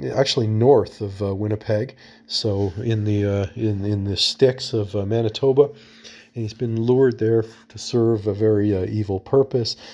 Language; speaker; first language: English; native; English